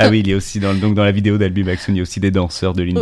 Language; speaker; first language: French; native; French